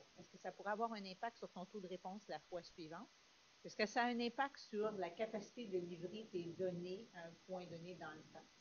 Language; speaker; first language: French; native; French